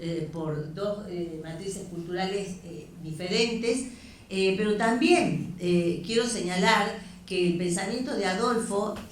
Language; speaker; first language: Spanish; native; Spanish